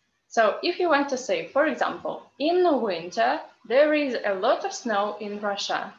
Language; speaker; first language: English; non-native, fluent; Russian